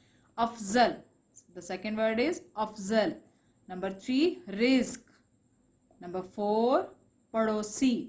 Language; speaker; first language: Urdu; non-native, local second language; Punjabi